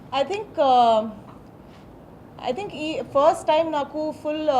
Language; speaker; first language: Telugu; non-native, learner; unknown